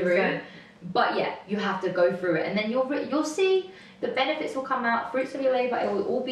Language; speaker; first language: English; native; English